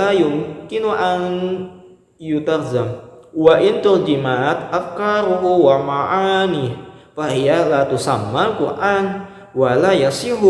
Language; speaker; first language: Arabic; non-native, learner; Indonesian